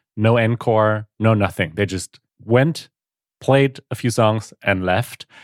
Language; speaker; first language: English; non-native, fluent; German